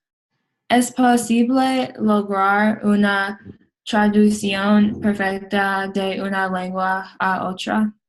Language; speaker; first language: Spanish; non-native, learner; English